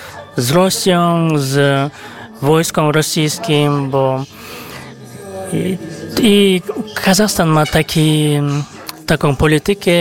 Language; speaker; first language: Polish; non-native, fluent; Kazakh